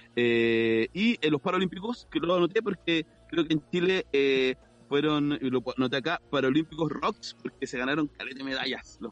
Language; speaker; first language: Spanish; native; Spanish